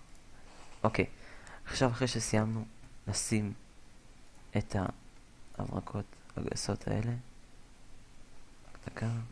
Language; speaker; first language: Hebrew; native; Hebrew